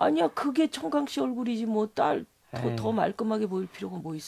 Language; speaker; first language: Korean; native; Korean